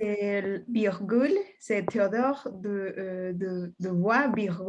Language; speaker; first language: French; non-native, learner; Spanish